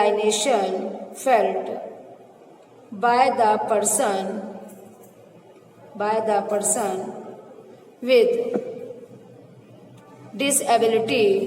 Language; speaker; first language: English; non-native, local second language; Hindi